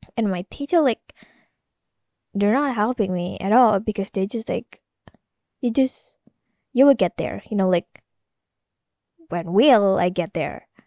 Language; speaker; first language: English; non-native, learner; Indonesian